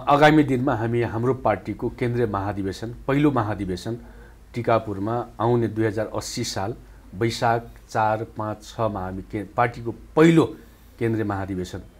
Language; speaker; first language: Nepali; non-native, local second language; Dangaura Tharu